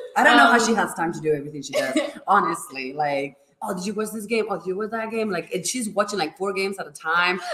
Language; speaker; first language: English; non-native, fluent; Spanish